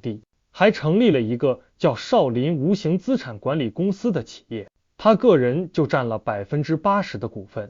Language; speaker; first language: Chinese; native; Chinese